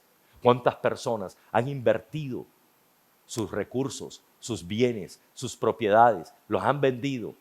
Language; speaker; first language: Spanish; native; Spanish